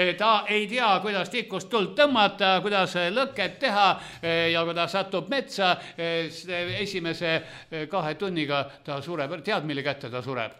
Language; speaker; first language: Estonian; non-native, local second language; Russian